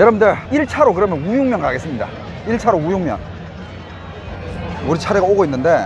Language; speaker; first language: Korean; native; Korean